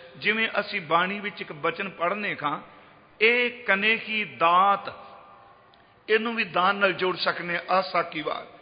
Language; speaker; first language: Punjabi; native; Punjabi